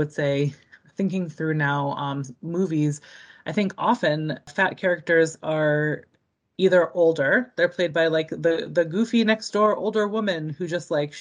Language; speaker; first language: English; native; English